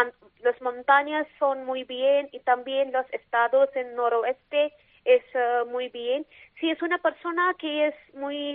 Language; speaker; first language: Spanish; non-native, learner; Malayalam